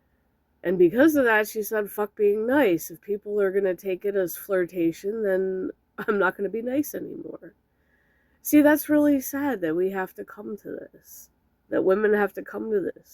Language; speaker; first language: English; native; English